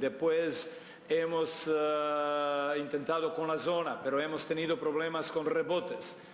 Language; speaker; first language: Spanish; non-native, fluent; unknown